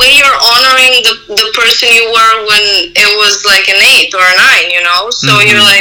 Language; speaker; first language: English; non-native, fluent; Serbian